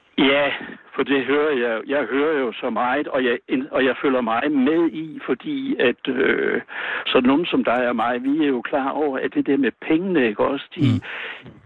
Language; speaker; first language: Danish; native; Danish